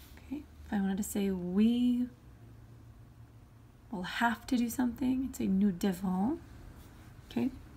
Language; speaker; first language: English; native; English